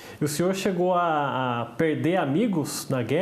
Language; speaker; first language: Portuguese; native; Portuguese